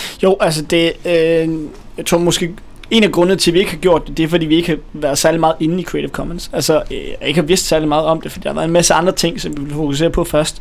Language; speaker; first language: Danish; native; Danish